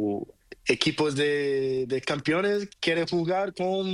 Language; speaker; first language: Spanish; non-native, learner; Portuguese